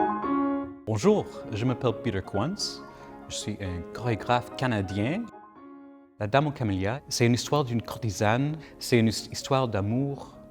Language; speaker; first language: French; non-native, local second language; English